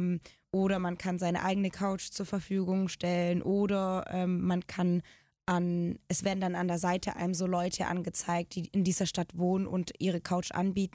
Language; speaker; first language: German; native; German